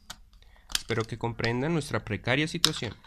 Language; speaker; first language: Spanish; native; Spanish